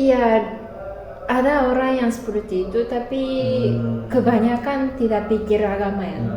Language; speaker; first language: Indonesian; non-native, learner; Japanese